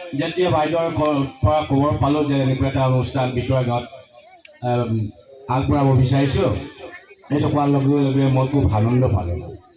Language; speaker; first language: Assamese; non-native, local second language; Mising